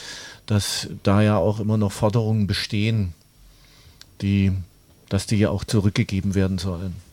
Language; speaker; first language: German; native; German